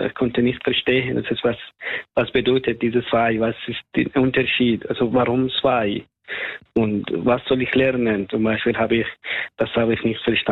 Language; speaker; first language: German; non-native, fluent; Persian